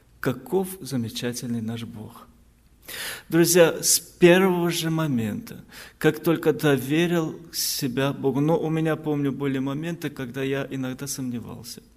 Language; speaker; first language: Russian; non-native, local second language; Azerbaijani